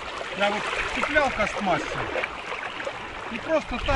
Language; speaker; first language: Russian; native; Russian